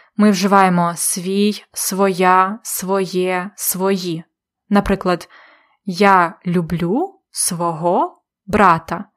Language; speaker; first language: Ukrainian; native; Ukrainian